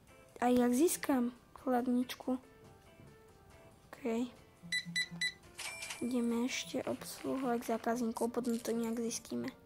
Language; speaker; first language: Slovak; native; Slovak